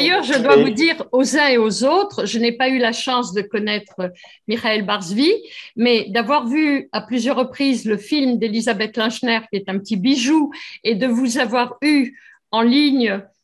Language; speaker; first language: French; native; French